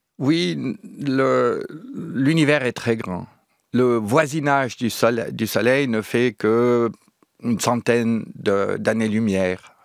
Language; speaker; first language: French; native; French